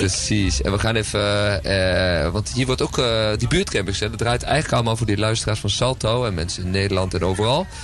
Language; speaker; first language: Dutch; native; Dutch